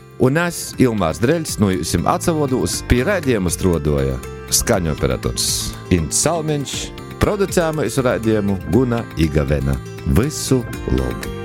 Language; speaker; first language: Latvian; native; Latvian